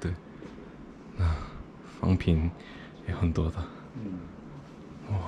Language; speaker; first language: Chinese; non-native, fluent; Korean